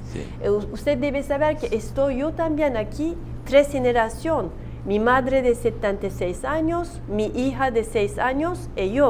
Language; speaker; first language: Spanish; non-native, learner; Turkish